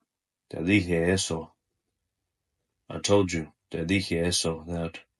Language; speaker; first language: Spanish; non-native, learner; Russian